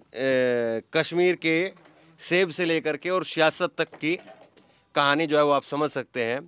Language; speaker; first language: Hindi; native; Hindi